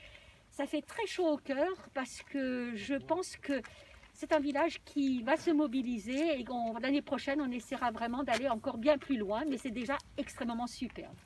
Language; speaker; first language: French; native; French